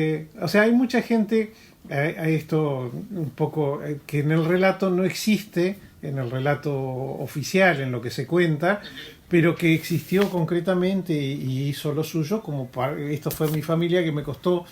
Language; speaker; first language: Spanish; native; Spanish